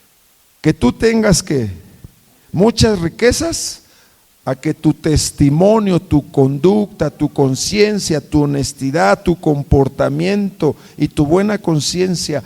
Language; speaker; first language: Spanish; native; Spanish